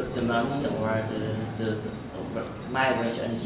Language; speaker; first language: English; non-native, learner; Vietnamese